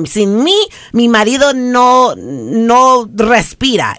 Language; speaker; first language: Spanish; early bilingual, other home language; English